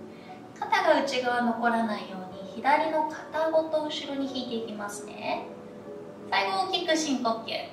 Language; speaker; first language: Japanese; native; Japanese